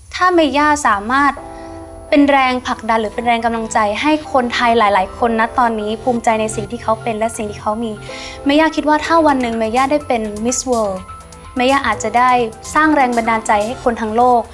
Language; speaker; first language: Thai; native; Thai